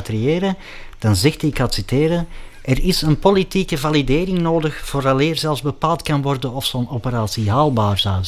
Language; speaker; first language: Dutch; native; Dutch